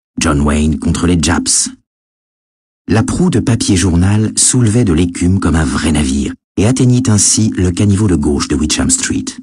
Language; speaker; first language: French; native; French